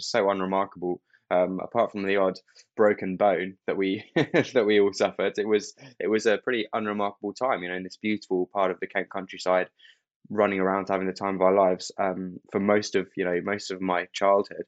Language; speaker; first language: English; native; English